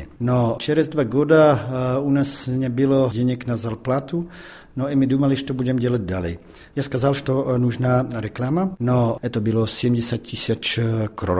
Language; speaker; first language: Russian; non-native, fluent; Czech